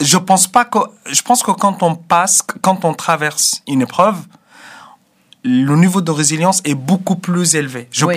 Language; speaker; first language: French; non-native, fluent; Arabic